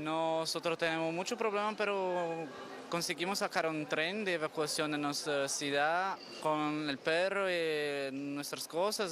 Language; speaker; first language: Spanish; non-native, fluent; Portuguese